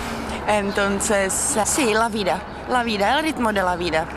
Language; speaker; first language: Spanish; non-native, fluent; Czech